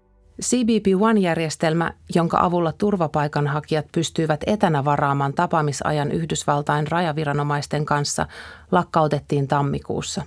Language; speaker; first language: Finnish; native; Finnish